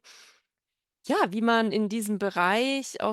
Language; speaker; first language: German; native; German